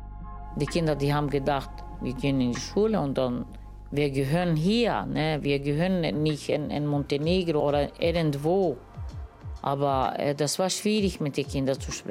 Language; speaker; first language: German; non-native, learner; Romany